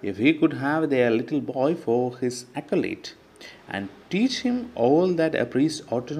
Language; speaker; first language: English; non-native, local second language; Malayalam